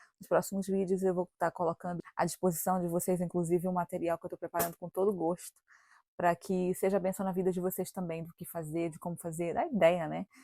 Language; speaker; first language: Portuguese; native; Portuguese